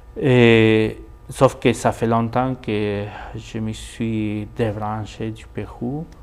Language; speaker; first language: French; non-native, fluent; Spanish